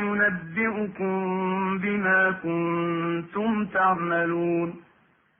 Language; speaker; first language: Arabic; native; Arabic